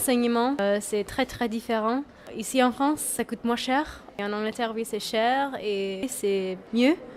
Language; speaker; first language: French; non-native, learner; English